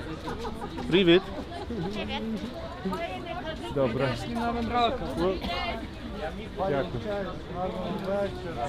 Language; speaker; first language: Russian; non-native, learner; English